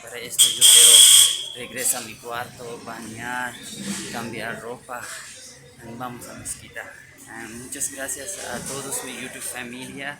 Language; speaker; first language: Spanish; non-native, learner; Urdu